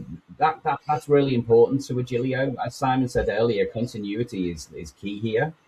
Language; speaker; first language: English; native; English